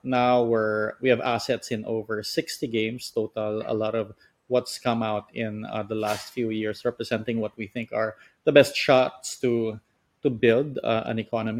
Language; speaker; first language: English; non-native, local second language; Filipino